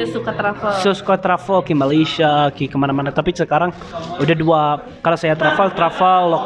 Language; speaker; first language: Indonesian; non-native, learner; Arabic